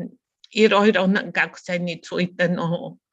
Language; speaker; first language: Japanese; non-native, learner; Bulgarian